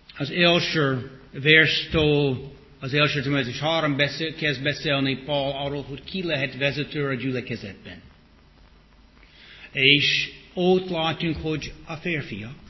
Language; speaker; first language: Hungarian; non-native, fluent; English